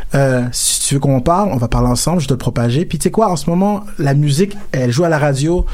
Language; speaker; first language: French; native; French